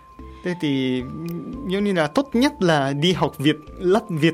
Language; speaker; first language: Vietnamese; non-native, learner; Japanese